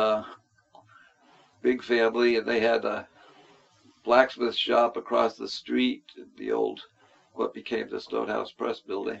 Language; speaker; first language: English; native; English